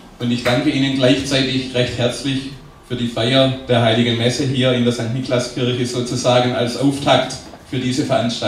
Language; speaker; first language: German; native; German